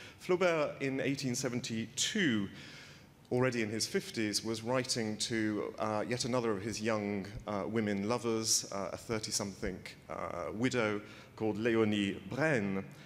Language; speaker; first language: English; native; English